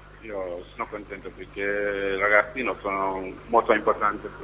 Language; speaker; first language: Italian; non-native, learner; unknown